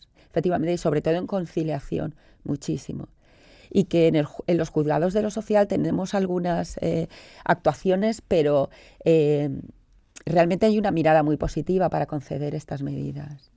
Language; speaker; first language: Spanish; native; Spanish